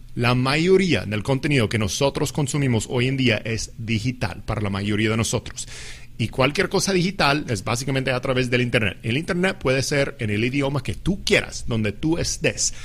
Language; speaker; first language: Spanish; non-native, fluent; English